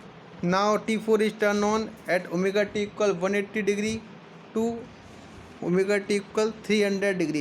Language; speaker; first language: English; non-native, local second language; Hindi